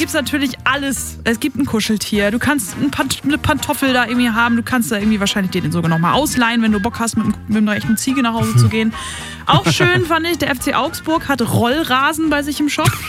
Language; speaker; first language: German; native; German